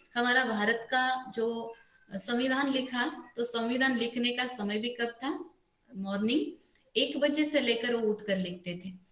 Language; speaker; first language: Hindi; non-native, local second language; Marathi